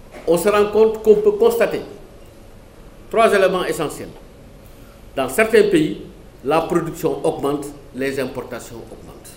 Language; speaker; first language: French; non-native, local second language; Wolof